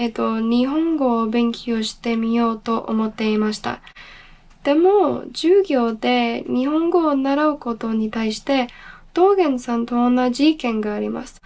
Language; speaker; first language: Japanese; non-native, learner; English